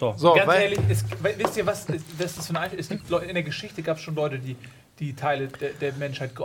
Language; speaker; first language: German; native; German